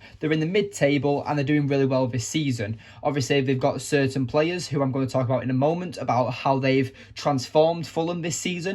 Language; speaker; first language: English; native; English